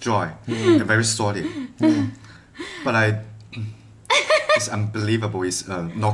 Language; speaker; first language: English; non-native, learner; Chinese